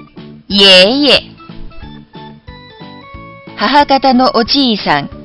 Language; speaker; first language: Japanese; non-native, fluent; Chinese